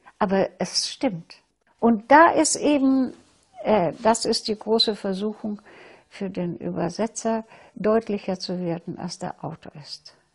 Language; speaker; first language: German; non-native, fluent; Russian